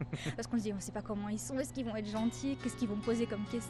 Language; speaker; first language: French; native; French